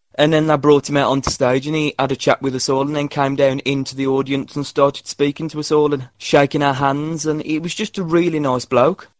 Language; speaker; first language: English; native; English